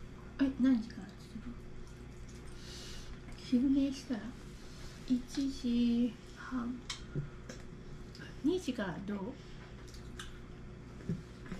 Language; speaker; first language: Japanese; non-native, fluent; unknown